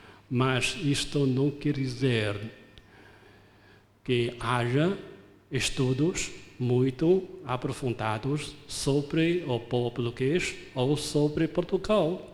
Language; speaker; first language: Portuguese; non-native, fluent; Chinese